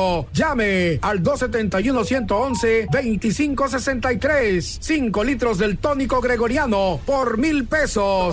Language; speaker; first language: Spanish; native; Spanish